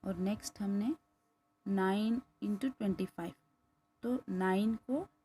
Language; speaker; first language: Hindi; non-native, local second language; Kannada